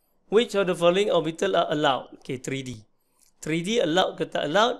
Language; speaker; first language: English; non-native, local second language; Malay